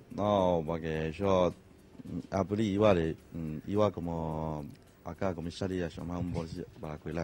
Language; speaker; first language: Spanish; non-native, learner; Chinese